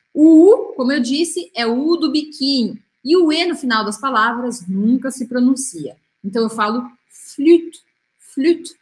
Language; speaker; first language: Portuguese; native; Portuguese